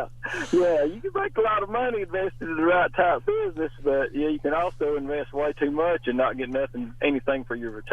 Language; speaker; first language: English; native; English